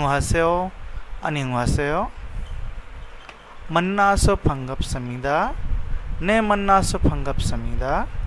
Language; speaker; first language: Korean; non-native, fluent; Urdu